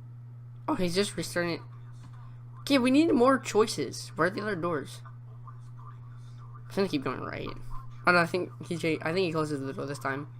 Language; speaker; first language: English; native; English